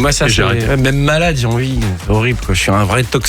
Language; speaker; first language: French; native; French